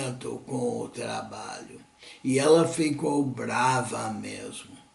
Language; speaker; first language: Portuguese; non-native, fluent; English